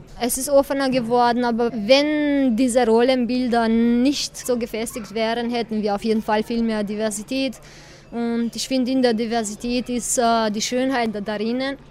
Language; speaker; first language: German; non-native, fluent; Albanian